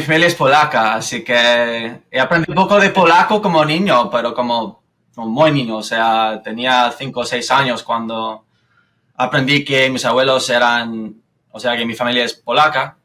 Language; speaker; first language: Spanish; non-native, fluent; English